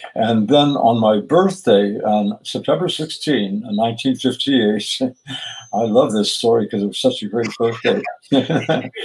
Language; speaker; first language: English; native; English